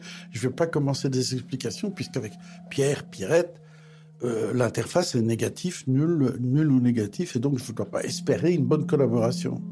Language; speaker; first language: French; native; French